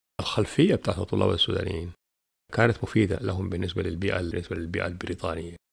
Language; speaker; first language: Arabic; native; Arabic